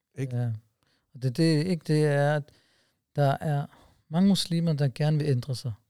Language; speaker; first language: Danish; early bilingual, other home language; Urdu